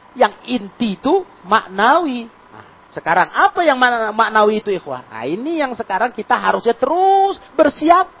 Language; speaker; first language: Indonesian; native; Indonesian